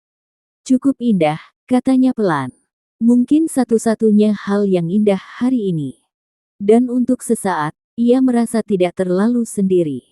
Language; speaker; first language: Indonesian; native; Indonesian